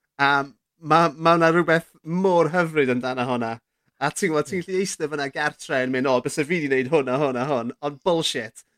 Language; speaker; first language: Welsh; native; Welsh